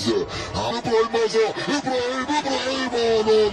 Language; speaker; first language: Arabic; native; Arabic